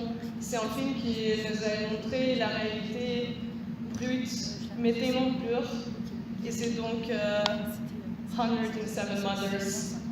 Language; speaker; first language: French; non-native, fluent; Russian